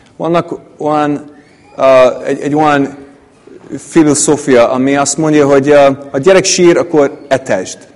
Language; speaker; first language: Hungarian; non-native, fluent; English